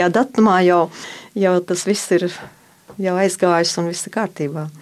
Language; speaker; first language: Latvian; native; Latvian